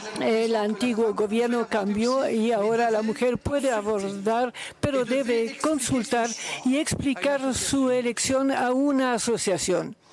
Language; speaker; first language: Spanish; non-native, learner; Luxembourgish